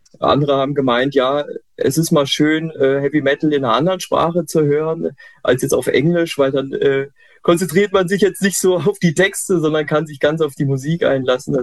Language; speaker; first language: German; native; German